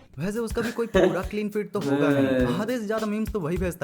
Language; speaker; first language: Hindi; native; Hindi